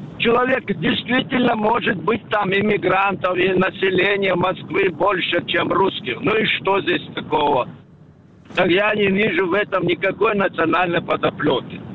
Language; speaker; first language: Russian; non-native, local second language; Chechen